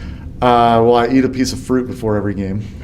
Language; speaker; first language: English; native; English